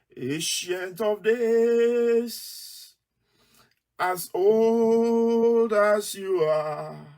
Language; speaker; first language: English; non-native, local second language; Yoruba